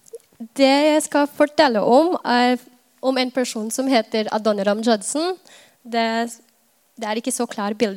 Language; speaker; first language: Norwegian; non-native, fluent; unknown